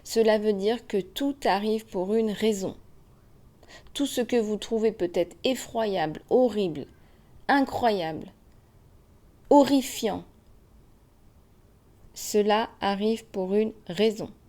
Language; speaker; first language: French; native; French